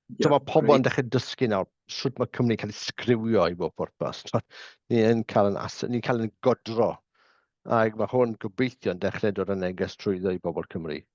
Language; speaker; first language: Welsh; native; Welsh